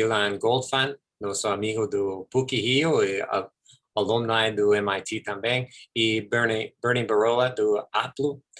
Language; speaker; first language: Portuguese; non-native, fluent; English